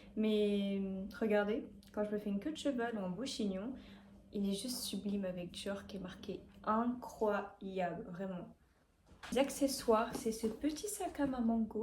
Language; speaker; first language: French; native; French